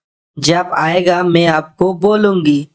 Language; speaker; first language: Hindi; non-native, learner; Bangla